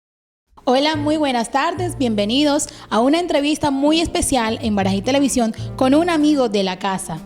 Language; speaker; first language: Spanish; native; Spanish